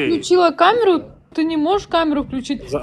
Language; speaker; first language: Russian; native; Russian